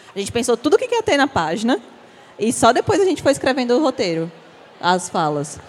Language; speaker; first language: Portuguese; native; Portuguese